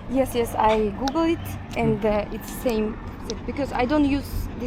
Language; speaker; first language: English; non-native, learner; Russian